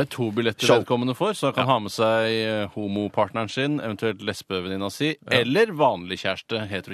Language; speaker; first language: Norwegian; native; Norwegian